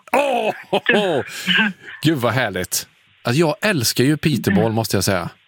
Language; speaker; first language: Swedish; native; Swedish